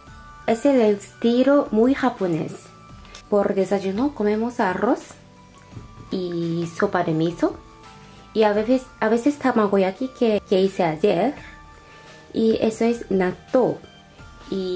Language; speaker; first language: Spanish; non-native, fluent; Japanese